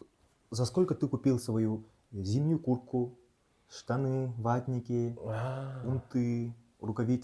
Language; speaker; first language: Russian; non-native, local second language; Yakut